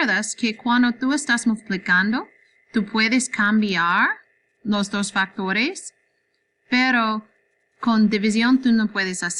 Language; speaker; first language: Spanish; non-native, learner; English